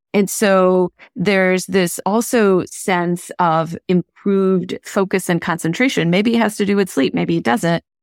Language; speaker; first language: English; non-native, local second language; Hindi